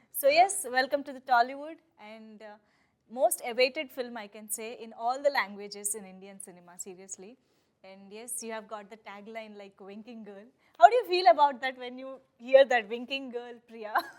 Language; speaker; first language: English; non-native, local second language; Telugu